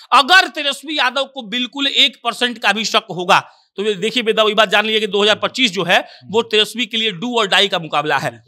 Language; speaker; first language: Hindi; native; Hindi